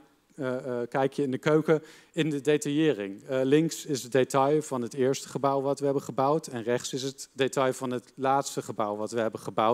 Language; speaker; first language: Dutch; native; Dutch